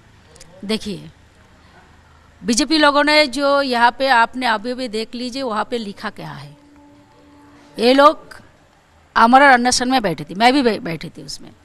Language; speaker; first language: Hindi; non-native, local second language; Bangla